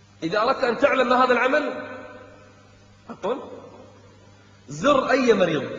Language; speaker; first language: Arabic; native; Arabic